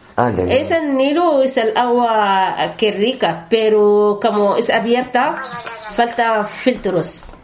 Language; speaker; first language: Spanish; non-native, learner; Arabic